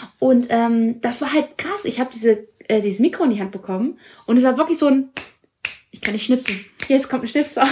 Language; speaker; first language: German; early bilingual, other home language; Italian